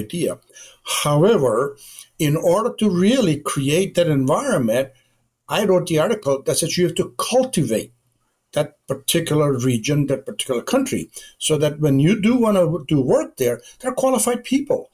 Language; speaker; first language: English; non-native, local second language; Gujarati